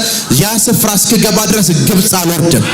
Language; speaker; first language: Amharic; native; Amharic